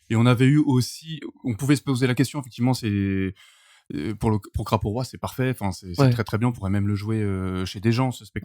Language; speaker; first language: French; native; French